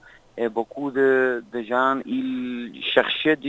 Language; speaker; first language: French; non-native, learner; Spanish